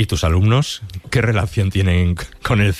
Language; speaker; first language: Spanish; native; Spanish